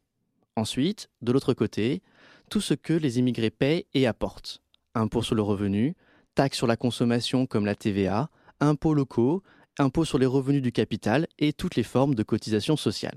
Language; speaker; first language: French; native; French